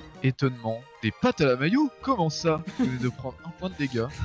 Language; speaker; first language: French; native; French